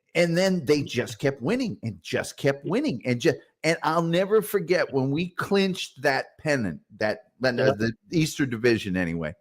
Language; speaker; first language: English; native; English